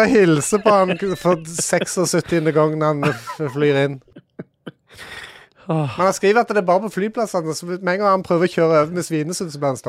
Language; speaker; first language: Norwegian; native; Norwegian